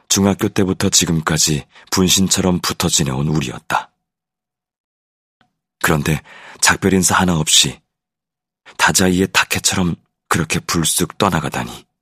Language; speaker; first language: Korean; native; Korean